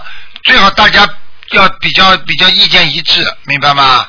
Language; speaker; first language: Chinese; native; Chinese